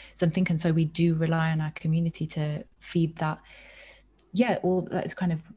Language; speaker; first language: English; native; English